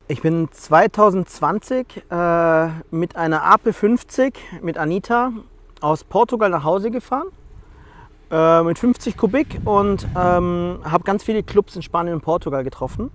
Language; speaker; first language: German; native; German